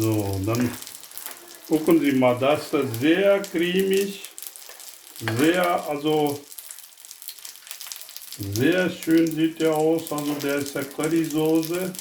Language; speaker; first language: German; non-native, learner; Urdu